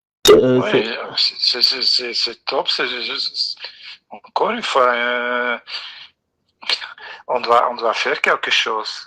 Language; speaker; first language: French; non-native, fluent; Dutch